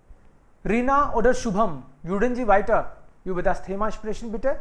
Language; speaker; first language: German; non-native, fluent; Hindi